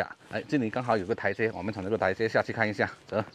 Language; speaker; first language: Chinese; native; Chinese